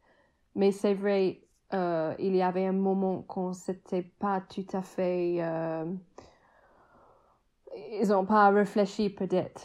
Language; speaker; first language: French; non-native, fluent; English